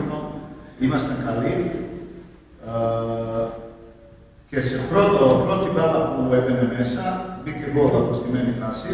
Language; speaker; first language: Greek; non-native, fluent; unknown